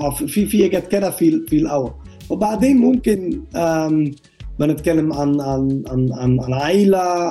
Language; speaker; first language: Arabic; non-native, learner; Dutch